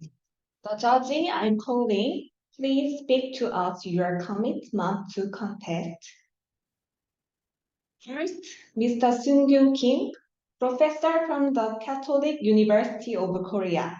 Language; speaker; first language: English; non-native, learner; Korean